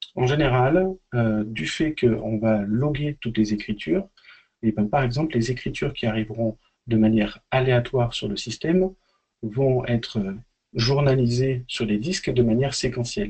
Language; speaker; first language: French; native; French